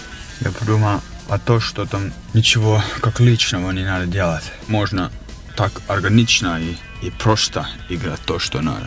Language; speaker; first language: Russian; non-native, fluent; Finnish